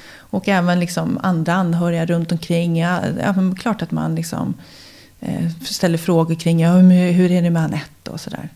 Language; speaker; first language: Swedish; native; Swedish